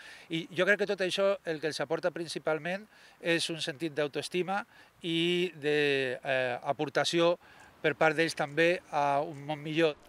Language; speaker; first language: Catalan; native; Catalan